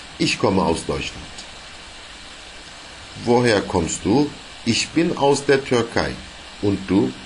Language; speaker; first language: German; non-native, fluent; Turkish